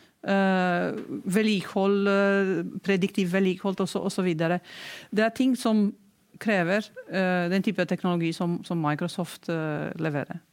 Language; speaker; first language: Norwegian; non-native, fluent; Romanian